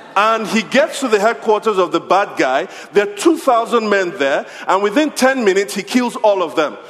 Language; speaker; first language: English; non-native, local second language; Yoruba